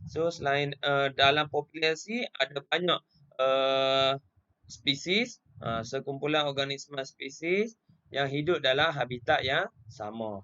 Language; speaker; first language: Malay; native; Malay